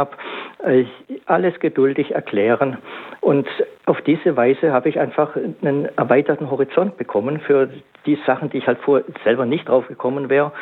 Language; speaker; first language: German; native; German